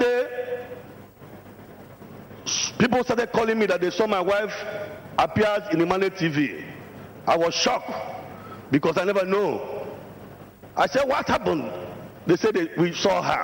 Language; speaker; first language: English; non-native, local second language; Igbo